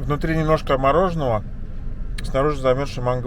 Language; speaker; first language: Russian; native; Russian